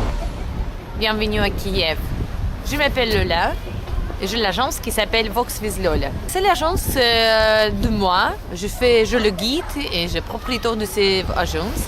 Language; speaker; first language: French; non-native, learner; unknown